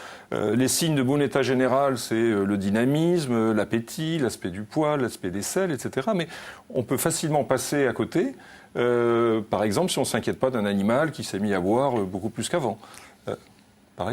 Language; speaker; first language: French; native; French